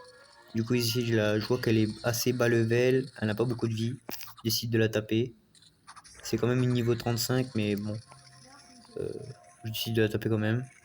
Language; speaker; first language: French; native; French